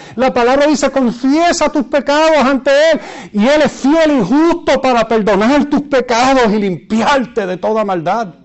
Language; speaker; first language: Spanish; early bilingual, heritage; Spanish